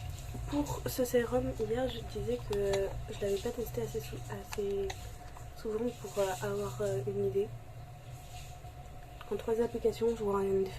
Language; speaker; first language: French; native; French